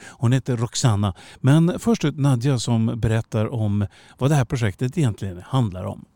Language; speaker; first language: Swedish; native; Swedish